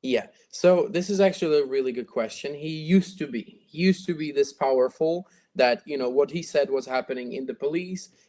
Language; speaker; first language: English; non-native, fluent; Slovak